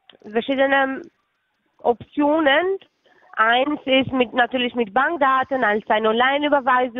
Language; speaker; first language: German; non-native, fluent; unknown